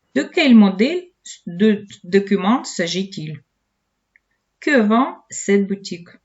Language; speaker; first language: French; non-native, fluent; Ukrainian